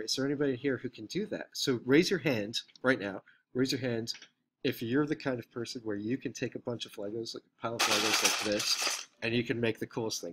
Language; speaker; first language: English; native; English